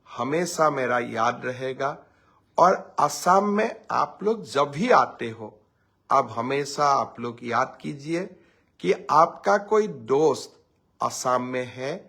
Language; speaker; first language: Hindi; non-native, local second language; Assamese